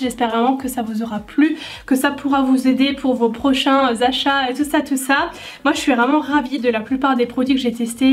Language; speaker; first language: French; native; French